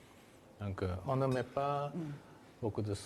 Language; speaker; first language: French; non-native, fluent; Japanese